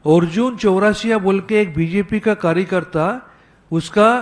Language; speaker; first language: Hindi; non-native, local second language; Bangla